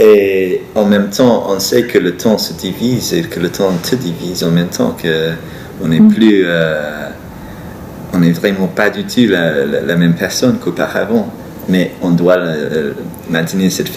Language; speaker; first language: French; non-native, fluent; English